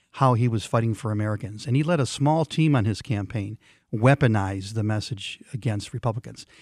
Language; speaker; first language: English; non-native, fluent; Swedish